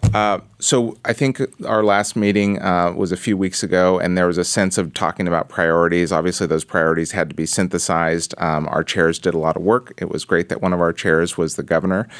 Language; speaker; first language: English; native; English